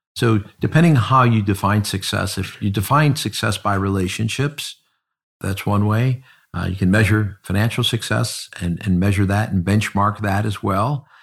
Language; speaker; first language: English; native; English